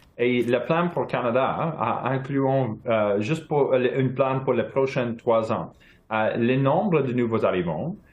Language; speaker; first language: French; non-native, local second language; English